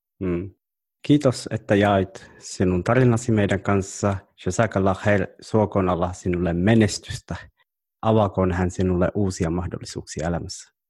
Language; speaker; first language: Finnish; early bilingual, other home language; Somali